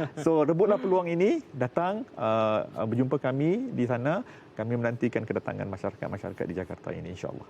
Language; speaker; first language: Malay; native; Malay